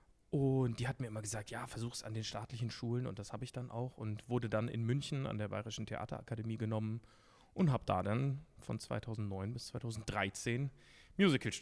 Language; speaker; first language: German; native; German